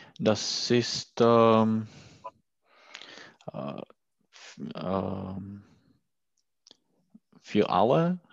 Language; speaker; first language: German; non-native, learner; Czech